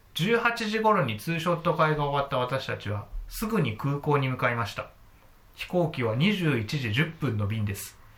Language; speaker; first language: Japanese; native; Japanese